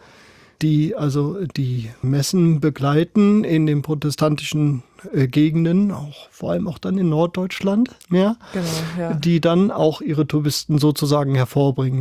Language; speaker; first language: German; native; German